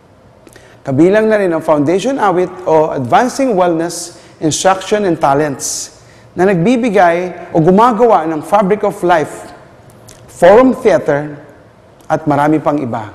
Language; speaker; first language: Filipino; native; Filipino